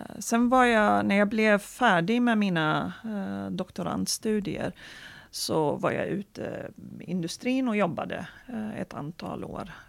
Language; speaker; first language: Swedish; non-native, fluent; Arabic